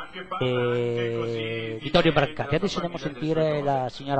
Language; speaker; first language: Italian; native; Italian